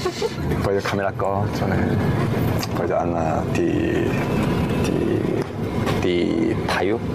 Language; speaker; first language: Vietnamese; non-native, learner; Korean